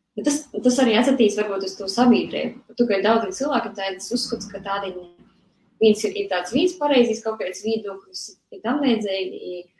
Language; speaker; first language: Latvian; native; Latvian